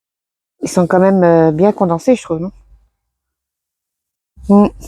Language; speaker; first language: French; native; French